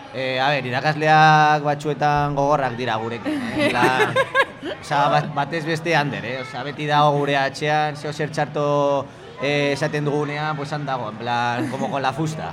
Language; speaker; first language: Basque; non-native, learner; Spanish